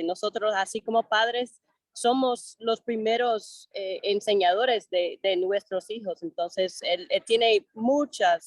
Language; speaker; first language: Spanish; non-native, fluent; English